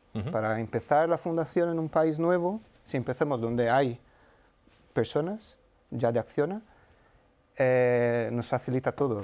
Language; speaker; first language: Spanish; non-native, fluent; Portuguese